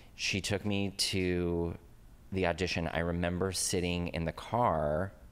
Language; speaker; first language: English; native; English